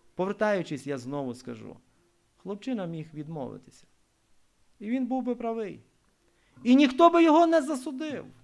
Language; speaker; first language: Ukrainian; non-native, local second language; Russian